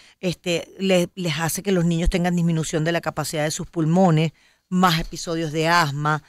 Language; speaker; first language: Spanish; native; Spanish